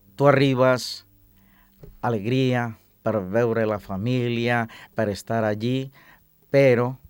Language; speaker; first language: Catalan; non-native, learner; Spanish